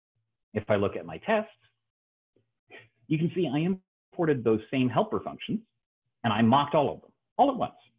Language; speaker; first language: English; native; English